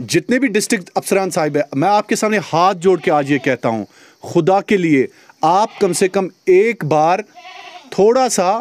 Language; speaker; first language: Hindi; non-native, local second language; Kashmiri